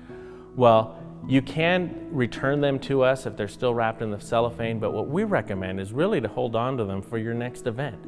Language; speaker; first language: English; native; English